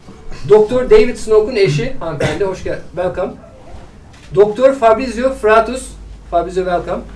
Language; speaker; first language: Turkish; native; Turkish